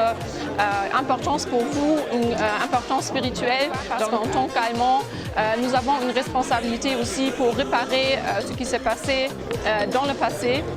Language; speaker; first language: French; non-native, fluent; German